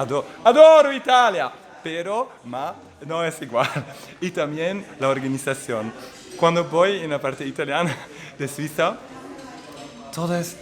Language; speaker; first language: Spanish; non-native, fluent; Dutch